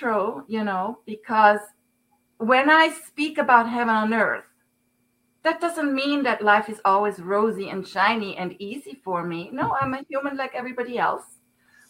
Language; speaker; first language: English; non-native, fluent; Swiss German